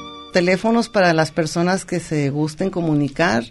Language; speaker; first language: Spanish; native; Spanish